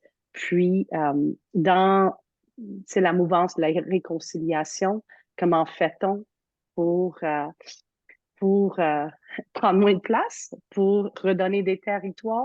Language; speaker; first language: French; native; French